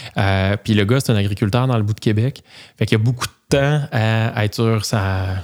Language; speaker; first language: French; native; French